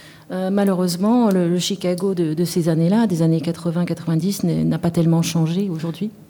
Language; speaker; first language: French; native; French